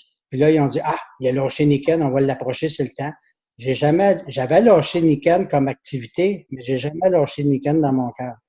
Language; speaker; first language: French; native; French